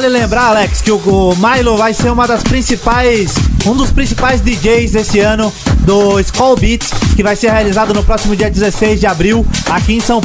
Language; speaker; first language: Portuguese; native; Portuguese